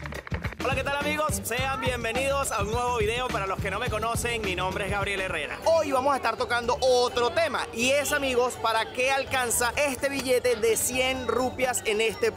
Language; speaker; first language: Spanish; native; Spanish